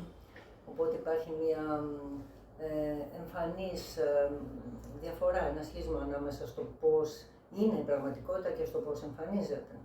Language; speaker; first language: Greek; native; Greek